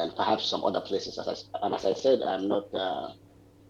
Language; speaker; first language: English; non-native, local second language; Hausa